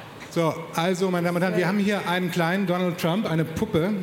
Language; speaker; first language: German; native; German